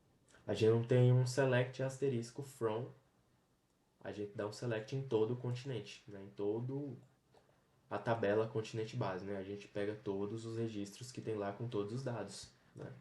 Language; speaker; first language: Portuguese; native; Portuguese